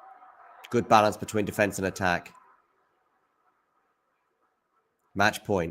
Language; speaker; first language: English; native; English